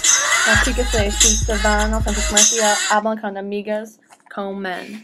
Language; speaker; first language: Spanish; non-native, learner; English